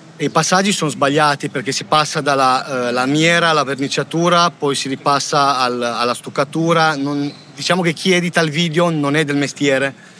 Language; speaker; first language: Italian; non-native, fluent; Romanian